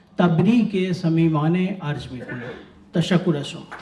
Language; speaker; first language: Persian; non-native, learner; Urdu